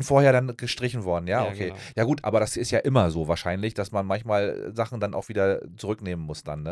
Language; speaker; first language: German; native; German